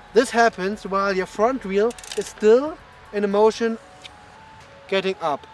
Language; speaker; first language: English; non-native, fluent; German